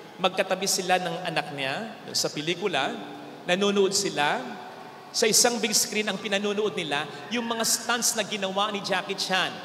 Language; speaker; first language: Filipino; native; Filipino